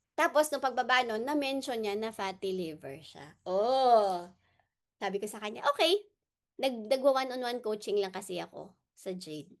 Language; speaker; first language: Filipino; non-native, local second language; Hiligaynon